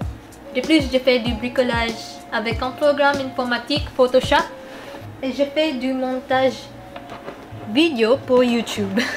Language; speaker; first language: French; non-native, learner; Filipino